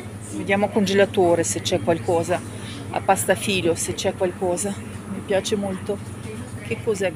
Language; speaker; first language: Italian; non-native, fluent; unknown